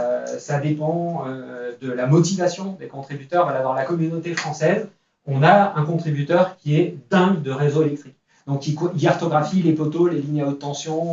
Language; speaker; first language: French; native; French